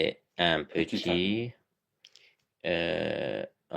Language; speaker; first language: French; non-native, fluent; Azerbaijani